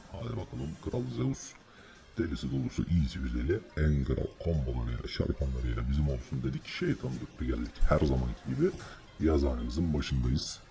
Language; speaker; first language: Turkish; native; Turkish